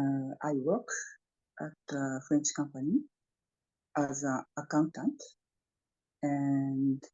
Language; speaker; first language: English; non-native, fluent; Japanese